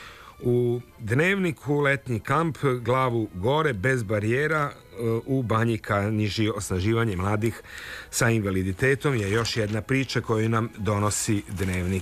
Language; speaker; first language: Serbian; native; Serbian